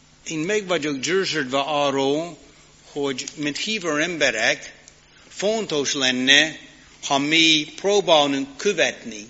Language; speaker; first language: Hungarian; non-native, learner; English